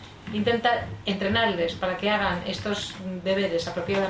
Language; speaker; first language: Spanish; native; Spanish